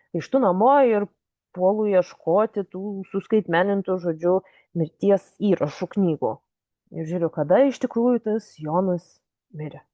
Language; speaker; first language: Lithuanian; native; Lithuanian